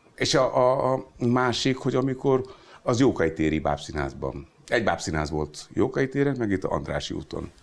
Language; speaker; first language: Hungarian; non-native, fluent; Hindi